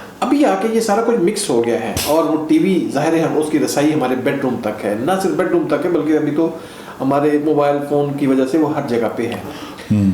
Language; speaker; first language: Urdu; non-native, local second language; Punjabi